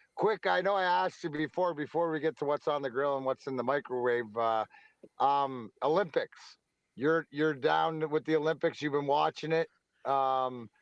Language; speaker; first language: English; native; English